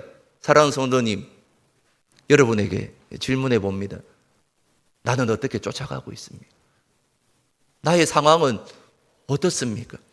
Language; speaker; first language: Korean; native; Korean